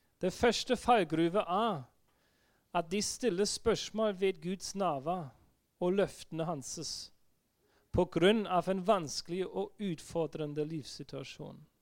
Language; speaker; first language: Norwegian; non-native, fluent; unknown